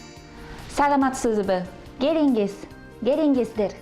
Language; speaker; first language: Kyrgyz; non-native, learner; Japanese